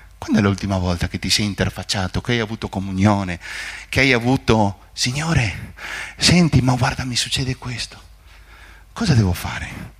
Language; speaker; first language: Italian; non-native, fluent; Spanish